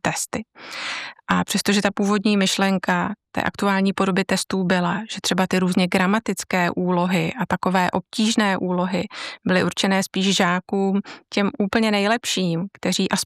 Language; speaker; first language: Czech; native; Czech